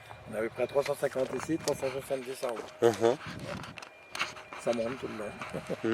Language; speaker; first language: French; native; French